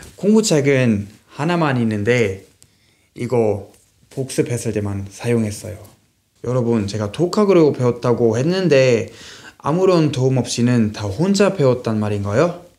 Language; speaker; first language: Korean; non-native, fluent; English